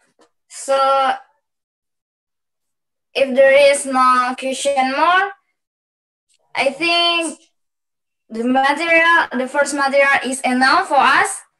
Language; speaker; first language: English; non-native, learner; Indonesian